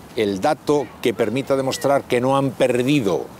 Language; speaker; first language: Spanish; native; Spanish